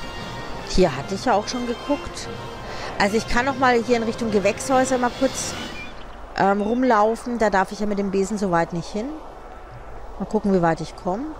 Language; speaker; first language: German; native; German